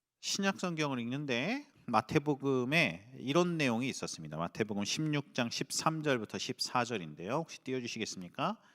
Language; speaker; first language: Korean; native; Korean